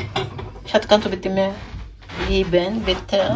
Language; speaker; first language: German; non-native, learner; Cebuano